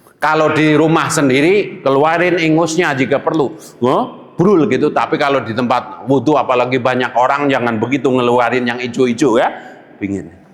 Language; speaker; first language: Indonesian; non-native, local second language; Javanese